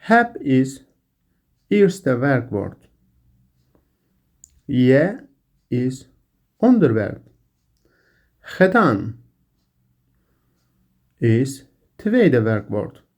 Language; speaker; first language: Dutch; non-native, learner; Turkish